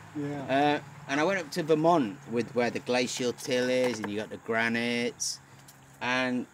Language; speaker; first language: English; native; English